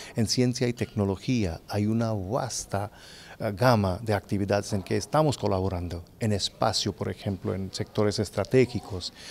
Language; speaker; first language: Spanish; non-native, fluent; Hindi